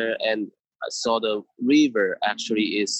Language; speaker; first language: English; non-native, fluent; Min Nan Chinese